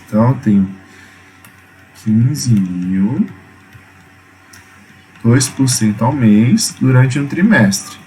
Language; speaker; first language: Portuguese; native; Portuguese